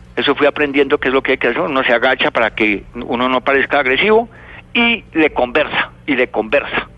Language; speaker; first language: Spanish; native; Spanish